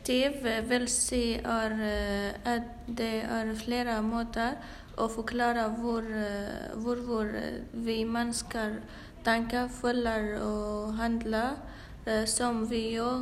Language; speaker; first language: Norwegian; non-native, local second language; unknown